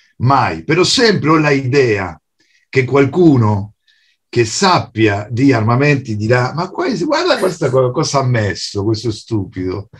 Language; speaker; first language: Italian; non-native, fluent; Spanish